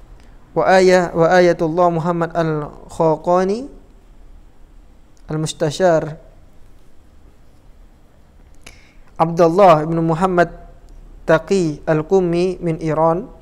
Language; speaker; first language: Arabic; non-native, fluent; Indonesian